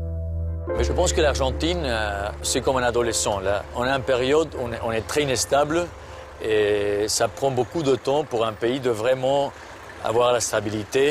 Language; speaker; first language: French; non-native, fluent; Spanish